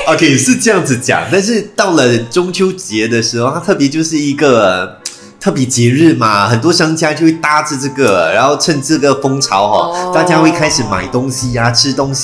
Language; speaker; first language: Chinese; native; Chinese